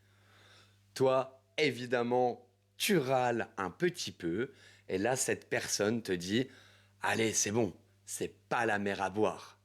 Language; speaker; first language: French; native; French